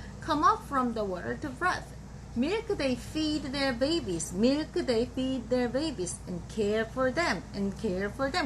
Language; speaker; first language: English; non-native, fluent; Korean